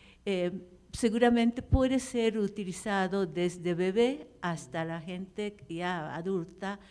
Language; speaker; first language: Spanish; non-native, fluent; Japanese